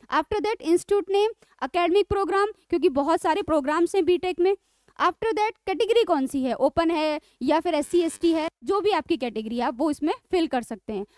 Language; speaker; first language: Hindi; native; Hindi